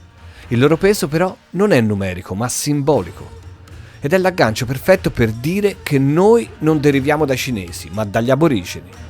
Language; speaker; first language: Italian; native; Italian